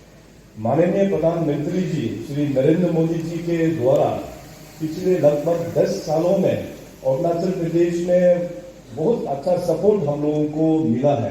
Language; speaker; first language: Hindi; non-native, local second language; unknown